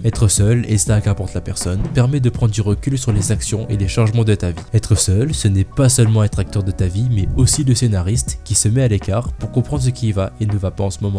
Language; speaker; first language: French; native; French